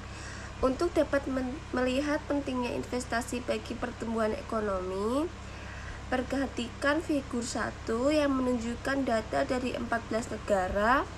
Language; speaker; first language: Indonesian; native; Indonesian